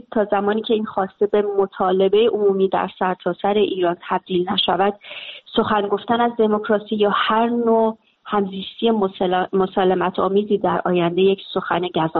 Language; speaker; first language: Persian; native; Persian